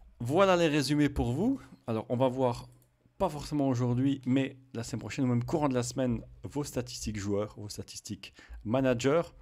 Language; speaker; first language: French; native; French